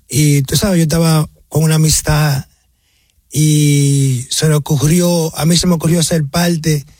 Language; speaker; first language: Spanish; early bilingual, heritage; Spanish